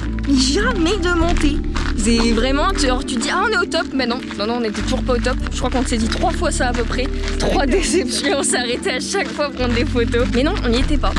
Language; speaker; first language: French; native; French